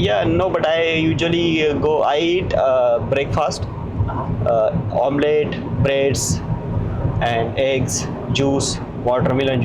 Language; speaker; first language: English; non-native, local second language; Hindi